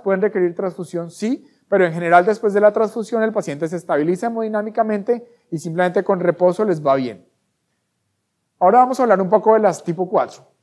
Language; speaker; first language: Spanish; native; Spanish